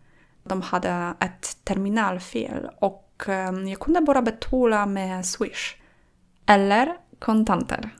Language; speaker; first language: Swedish; non-native, fluent; Polish